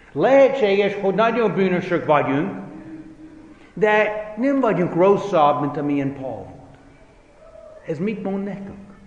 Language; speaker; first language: Hungarian; non-native, fluent; English